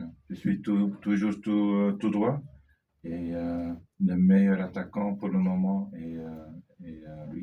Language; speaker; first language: French; non-native, fluent; Dutch